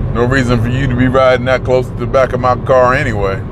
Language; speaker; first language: English; native; English